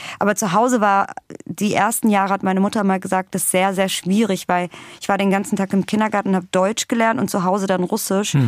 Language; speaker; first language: German; early bilingual, other home language; Russian